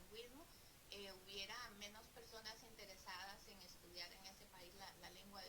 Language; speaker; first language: Spanish; native; Spanish